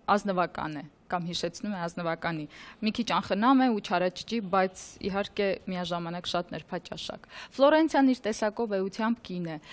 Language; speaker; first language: Armenian; native; Armenian